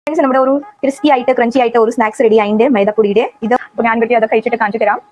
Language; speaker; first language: Malayalam; non-native, local second language; Hindi